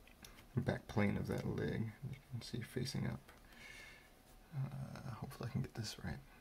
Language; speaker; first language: English; native; English